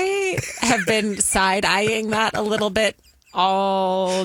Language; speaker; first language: English; native; English